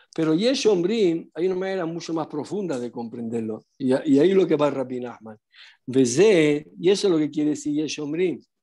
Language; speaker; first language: Spanish; non-native, fluent; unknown